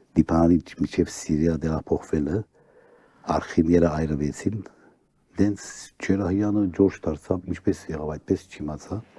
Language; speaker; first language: Armenian; early bilingual, heritage; Armenian